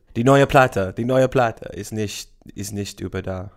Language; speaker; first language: German; non-native, learner; English